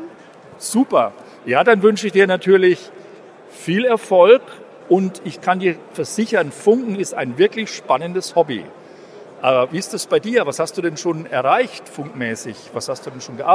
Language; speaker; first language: German; native; German